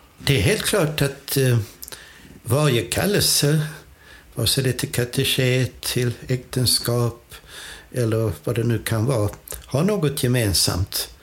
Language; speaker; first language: Swedish; native; Swedish